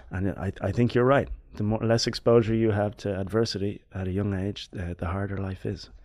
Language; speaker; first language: English; native; English